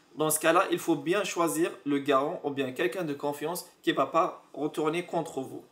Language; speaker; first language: French; non-native, local second language; Arabic